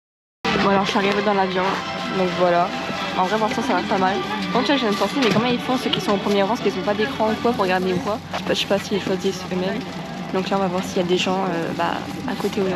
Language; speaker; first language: French; native; French